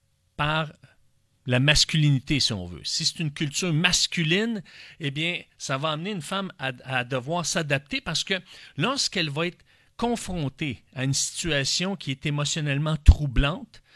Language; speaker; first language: French; native; French